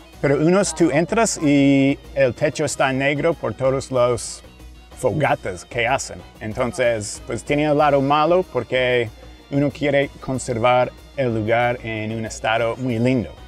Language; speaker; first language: Spanish; non-native, fluent; English